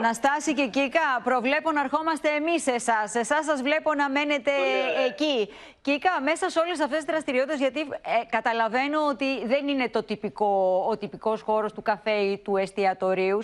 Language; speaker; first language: Greek; native; Greek